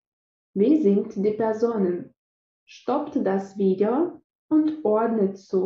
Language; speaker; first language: German; non-native, fluent; Russian